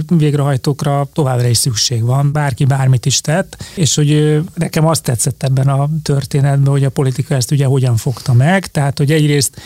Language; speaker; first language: Hungarian; native; Hungarian